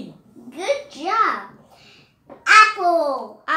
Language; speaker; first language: English; non-native, learner; Vietnamese